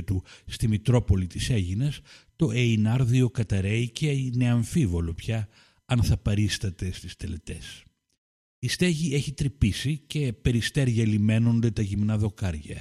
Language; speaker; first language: Greek; native; Greek